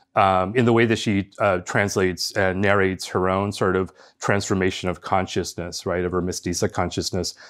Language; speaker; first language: English; early bilingual, other home language; Spanish